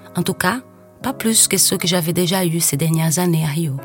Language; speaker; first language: French; non-native, fluent; Portuguese